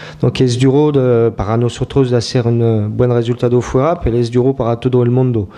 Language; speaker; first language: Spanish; non-native, learner; French